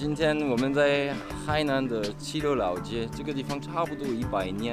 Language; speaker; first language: Chinese; non-native, fluent; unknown